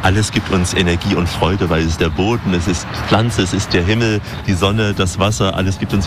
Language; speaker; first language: German; native; German